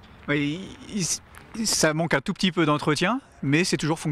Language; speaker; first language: French; native; French